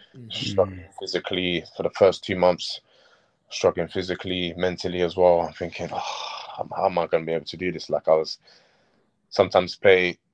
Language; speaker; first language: English; native; English